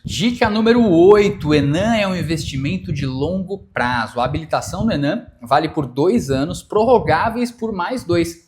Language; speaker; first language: Portuguese; native; Portuguese